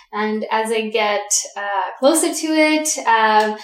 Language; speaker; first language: English; early bilingual, other home language; Russian